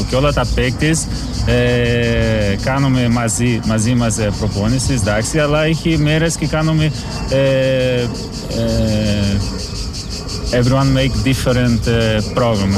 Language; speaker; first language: Greek; non-native, learner; Portuguese